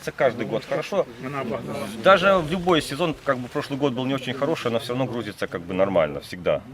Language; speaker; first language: Russian; native; Russian